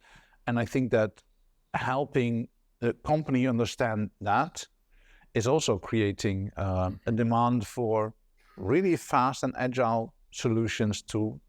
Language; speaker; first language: English; non-native, fluent; Dutch